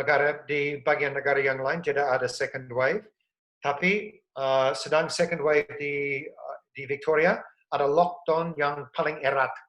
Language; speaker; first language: Indonesian; non-native, fluent; English